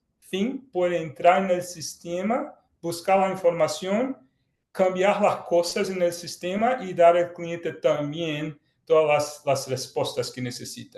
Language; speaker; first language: Spanish; non-native, fluent; Portuguese